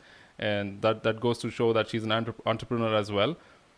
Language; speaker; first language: English; non-native, local second language; Kannada